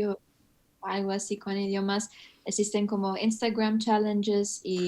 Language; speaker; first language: Spanish; early bilingual, heritage; English